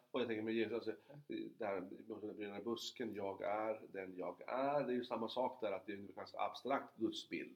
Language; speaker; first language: Swedish; native; Swedish